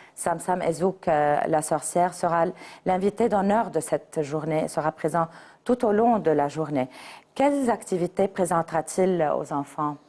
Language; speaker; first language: French; non-native, local second language; Arabic